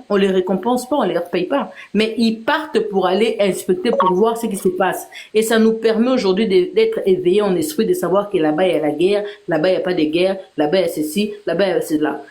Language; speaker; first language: French; non-native, local second language; Lingala